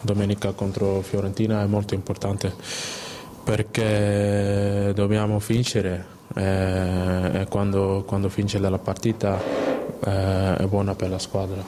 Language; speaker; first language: Italian; non-native, learner; Dutch